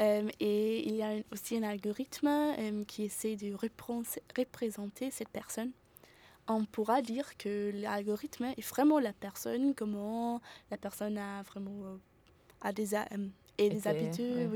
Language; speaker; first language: French; non-native, fluent; German